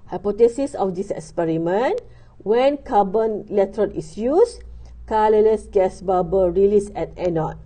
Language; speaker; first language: English; non-native, local second language; Malay